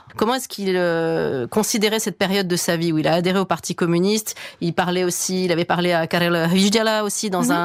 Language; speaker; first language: French; native; French